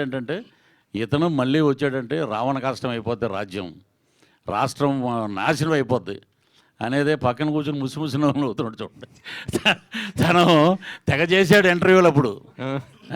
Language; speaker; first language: Telugu; native; Telugu